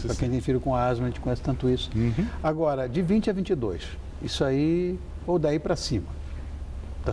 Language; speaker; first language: Portuguese; native; Portuguese